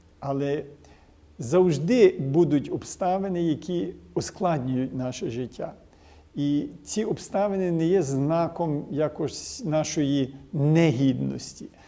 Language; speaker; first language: Ukrainian; early bilingual, heritage; Ukrainian